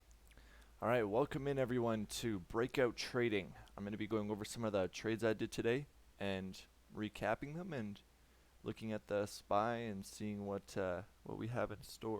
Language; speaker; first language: English; native; English